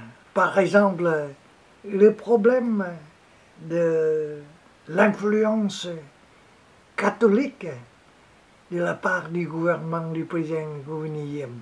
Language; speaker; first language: French; non-native, local second language; Vietnamese